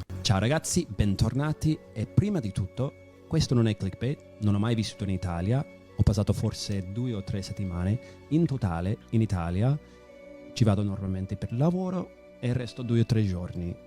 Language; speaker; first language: Italian; non-native, fluent; English